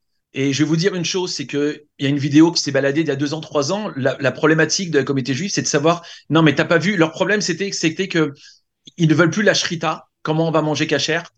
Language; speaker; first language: French; native; French